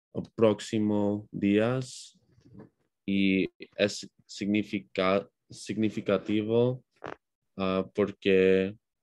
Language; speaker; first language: Spanish; non-native, learner; English